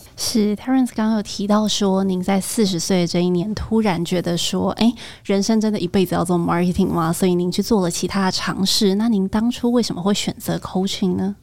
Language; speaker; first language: Chinese; native; Chinese